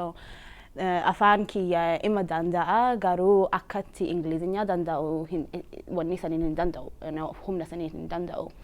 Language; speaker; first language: Oromo; early bilingual, heritage; Oromo